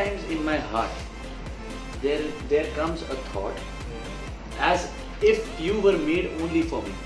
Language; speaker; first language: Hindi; non-native, local second language; Punjabi